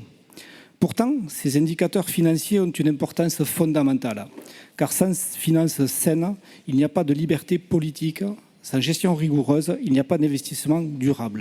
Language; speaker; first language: French; native; French